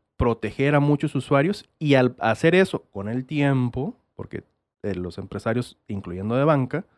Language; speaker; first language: Spanish; native; Spanish